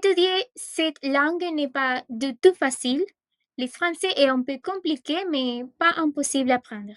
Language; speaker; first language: French; non-native, fluent; Spanish